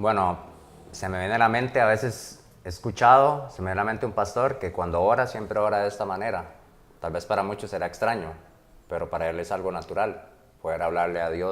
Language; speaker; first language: Spanish; native; Spanish